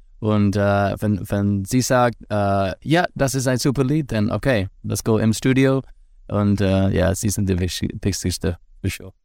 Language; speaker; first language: German; non-native, learner; English